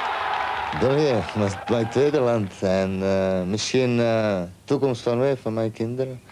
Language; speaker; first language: Dutch; non-native, learner; Croatian